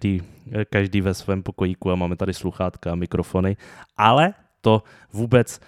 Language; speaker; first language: Czech; native; Czech